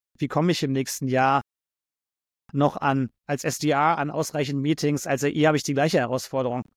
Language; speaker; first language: German; native; German